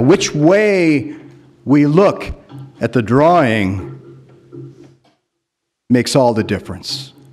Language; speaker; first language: English; early bilingual, other home language; Spanish